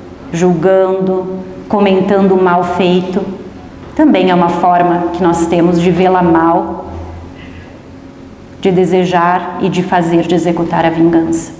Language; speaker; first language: Portuguese; native; Portuguese